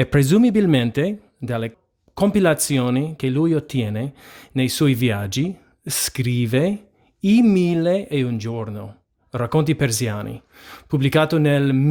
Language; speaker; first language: Italian; non-native, fluent; English